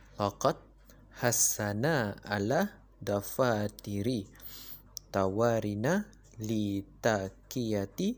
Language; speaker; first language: Arabic; non-native, learner; Malay